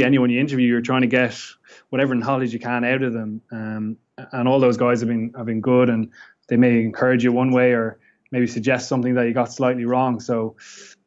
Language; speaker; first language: English; native; English